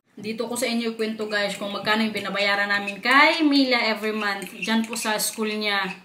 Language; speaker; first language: Filipino; non-native, local second language; Waray